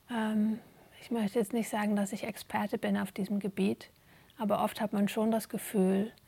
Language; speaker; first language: German; native; German